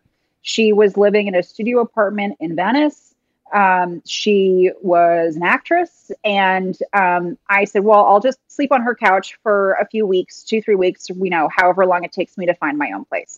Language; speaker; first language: English; native; English